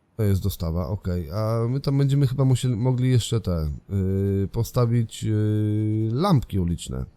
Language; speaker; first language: Polish; native; Polish